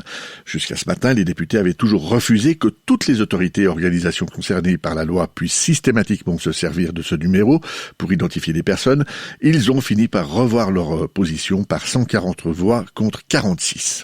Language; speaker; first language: French; native; French